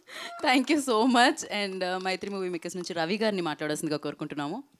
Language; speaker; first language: Telugu; native; Telugu